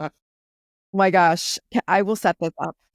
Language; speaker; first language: English; native; English